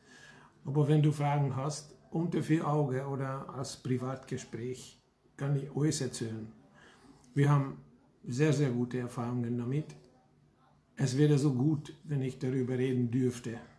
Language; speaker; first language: German; non-native, fluent; Hungarian